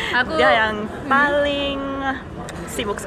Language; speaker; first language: Indonesian; non-native, fluent; Korean